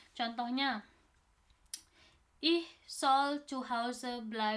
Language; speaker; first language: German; non-native, fluent; Indonesian